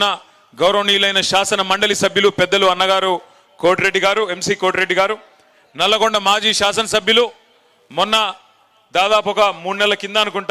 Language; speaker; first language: Telugu; native; Telugu